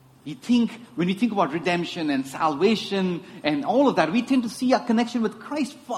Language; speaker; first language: English; non-native, local second language; Tamil